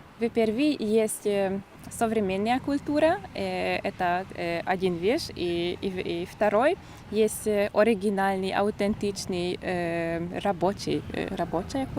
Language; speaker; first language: Russian; non-native, learner; Hungarian